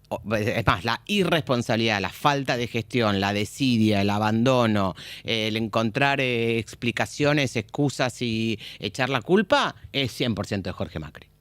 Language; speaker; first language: Spanish; native; Spanish